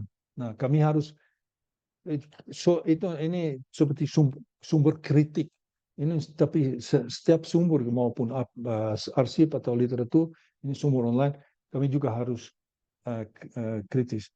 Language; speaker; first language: Indonesian; non-native, learner; Dutch